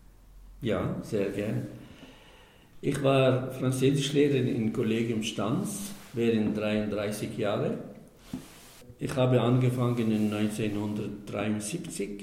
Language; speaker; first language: German; non-native, fluent; Arabic